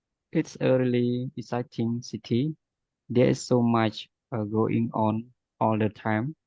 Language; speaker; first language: English; non-native, learner; Khmer